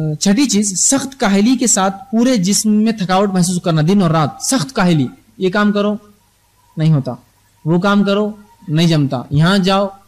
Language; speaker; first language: Urdu; native; Urdu